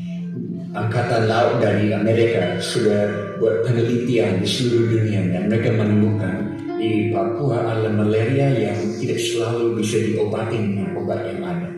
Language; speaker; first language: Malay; non-native, fluent; English